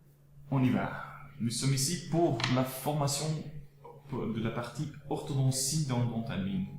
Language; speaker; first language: French; non-native, local second language; Dutch